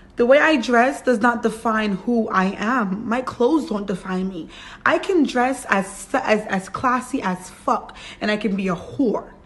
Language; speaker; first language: English; native; English